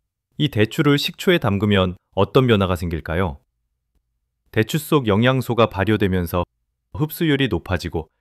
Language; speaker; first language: Korean; native; Korean